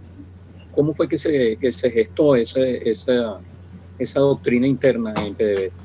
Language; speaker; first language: Spanish; native; Spanish